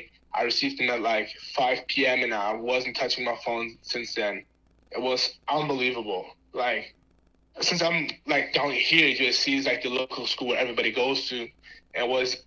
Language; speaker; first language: English; non-native, fluent; German